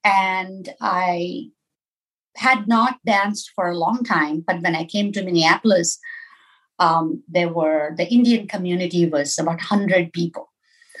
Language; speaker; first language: English; non-native, local second language; Tamil